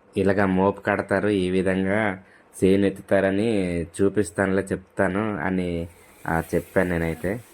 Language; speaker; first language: Telugu; native; Telugu